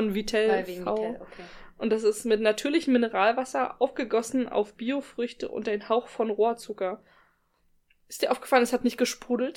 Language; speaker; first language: German; native; German